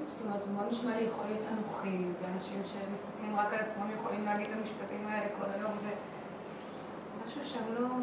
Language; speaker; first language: Hebrew; native; Hebrew